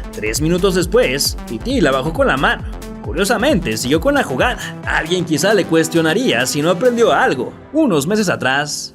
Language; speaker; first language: Spanish; native; Spanish